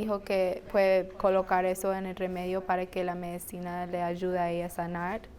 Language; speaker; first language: Spanish; non-native, fluent; English